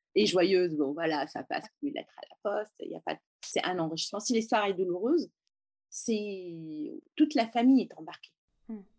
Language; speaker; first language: French; native; French